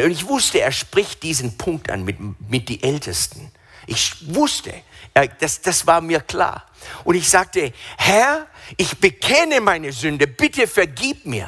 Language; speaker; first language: German; non-native, fluent; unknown